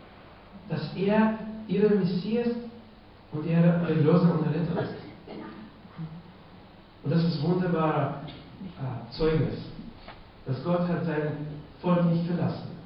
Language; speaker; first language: German; non-native, fluent; Russian